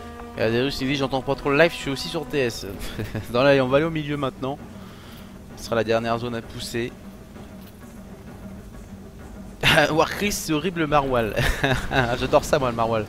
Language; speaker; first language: French; native; French